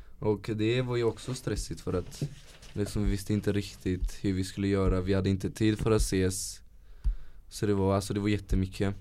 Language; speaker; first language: Swedish; non-native, fluent; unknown